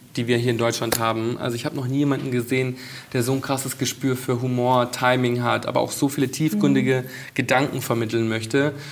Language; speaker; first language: German; native; German